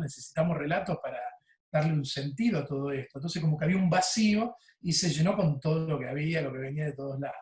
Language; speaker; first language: Spanish; native; Spanish